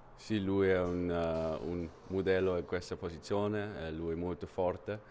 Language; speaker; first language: Italian; non-native, learner; German